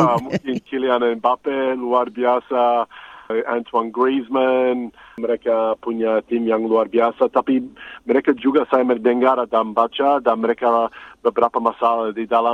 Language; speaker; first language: Indonesian; non-native, fluent; English